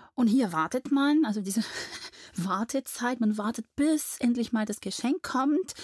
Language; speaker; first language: German; non-native, fluent; Portuguese